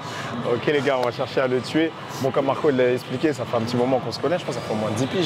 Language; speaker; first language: French; native; French